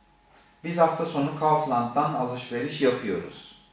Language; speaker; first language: Turkish; non-native, fluent; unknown